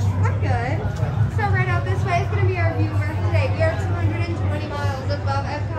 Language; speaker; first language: English; native; English